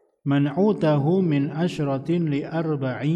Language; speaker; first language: Arabic; non-native, fluent; Indonesian